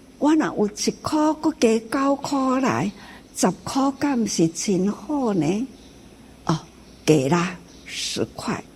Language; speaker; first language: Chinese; non-native, local second language; Min Nan Chinese